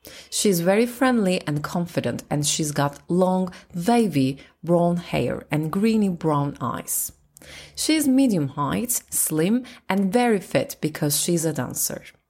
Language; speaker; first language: English; non-native, fluent; Turkish